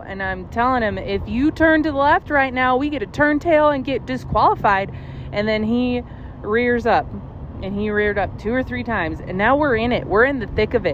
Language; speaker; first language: English; native; English